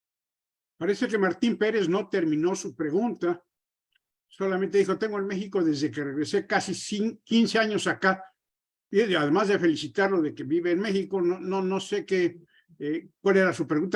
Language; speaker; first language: Spanish; native; Spanish